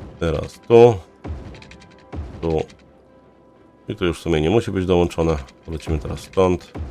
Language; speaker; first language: Polish; native; Polish